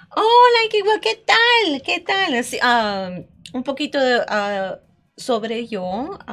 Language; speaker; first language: Spanish; early bilingual, heritage; Spanish